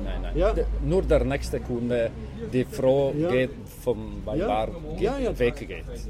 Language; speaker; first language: German; non-native, local second language; Italian